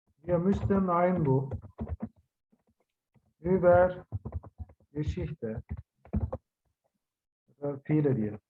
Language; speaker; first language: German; non-native, fluent; Turkish